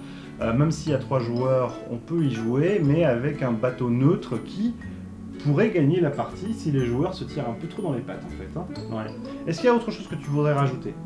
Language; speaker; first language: French; native; French